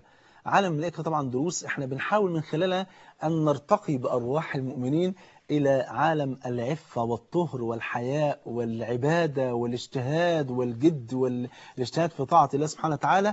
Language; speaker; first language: Arabic; native; Arabic